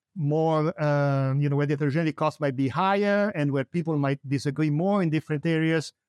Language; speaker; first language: English; non-native, fluent; Italian